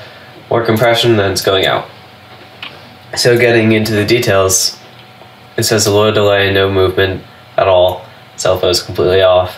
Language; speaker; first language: English; native; English